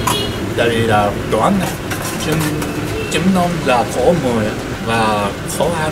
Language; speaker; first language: Vietnamese; non-native, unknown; Japanese